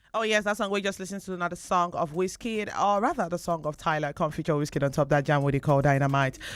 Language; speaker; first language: Nigerian Pidgin; native; Nigerian Pidgin